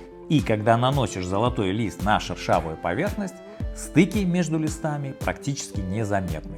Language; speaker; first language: Russian; native; Russian